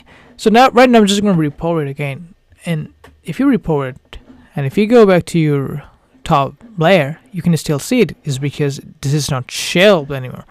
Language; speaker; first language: English; non-native, fluent; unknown